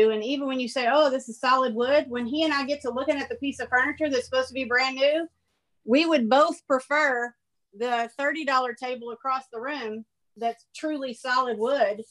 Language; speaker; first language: English; native; English